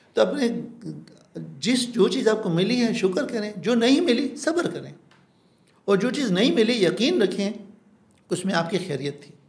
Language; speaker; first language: Urdu; non-native, local second language; Pashto